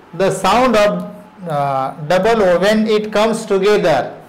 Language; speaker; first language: English; non-native, local second language; Marathi